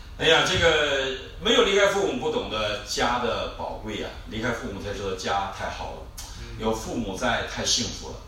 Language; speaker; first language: Chinese; native; Chinese